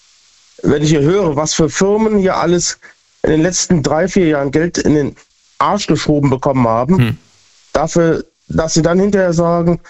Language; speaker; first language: German; native; German